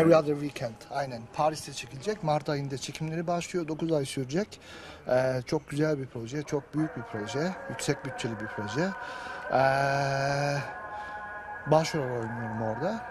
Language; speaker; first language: Turkish; early bilingual, heritage; Turkish